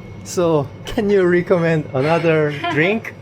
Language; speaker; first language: English; non-native, learner; Korean